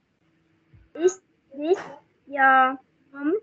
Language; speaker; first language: English; non-native, learner; Vietnamese